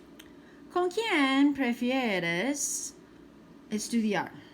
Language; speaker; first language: Spanish; non-native, fluent; English